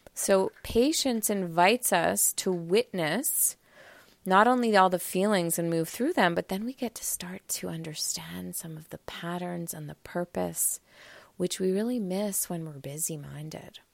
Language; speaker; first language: English; native; English